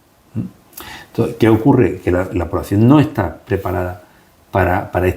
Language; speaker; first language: Spanish; native; Spanish